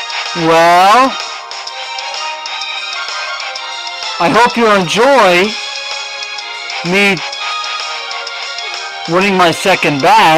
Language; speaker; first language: English; native; English